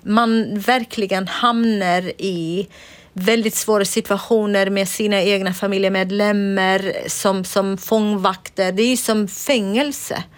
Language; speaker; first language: Swedish; non-native, fluent; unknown